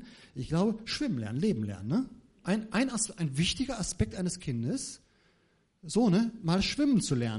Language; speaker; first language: German; native; German